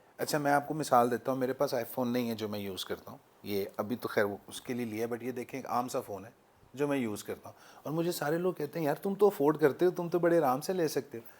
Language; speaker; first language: Urdu; native; Urdu